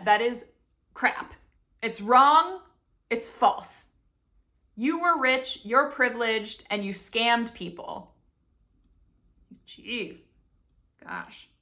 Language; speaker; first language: English; native; English